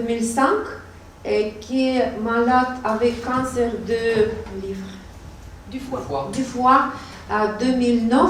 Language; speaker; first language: French; non-native, learner; Russian